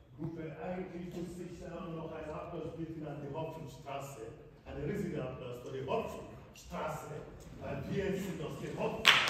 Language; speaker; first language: German; non-native, fluent; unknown